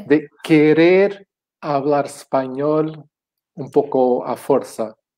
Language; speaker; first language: Spanish; non-native, fluent; Portuguese